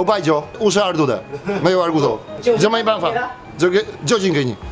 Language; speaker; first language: Chinese; non-native, fluent; Polish